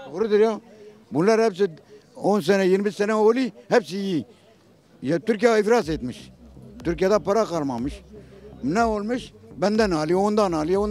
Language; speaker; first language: Turkish; non-native, local second language; Kurdish